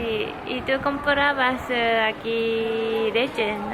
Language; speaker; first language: Spanish; non-native, fluent; Japanese